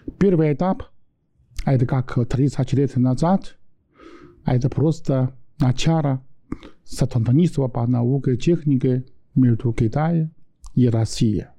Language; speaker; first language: Russian; non-native, learner; Chinese